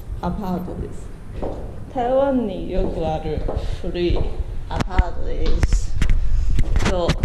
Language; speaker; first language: Japanese; non-native, fluent; Chinese